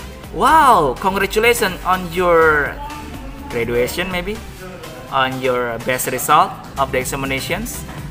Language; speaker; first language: English; non-native, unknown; Indonesian